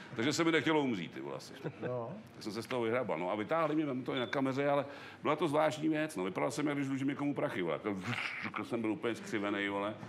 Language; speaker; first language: Czech; native; Czech